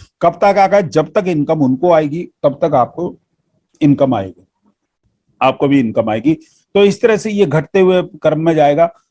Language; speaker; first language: Hindi; native; Hindi